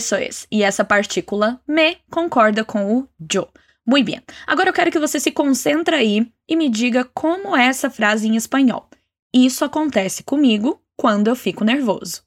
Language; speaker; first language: Portuguese; native; Portuguese